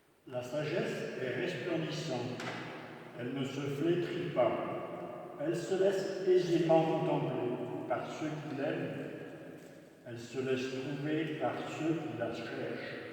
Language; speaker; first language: French; native; French